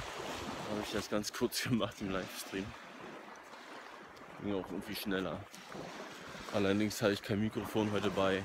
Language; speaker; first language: German; native; German